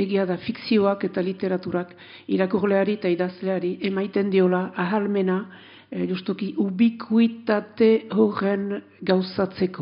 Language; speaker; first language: Basque; native; Basque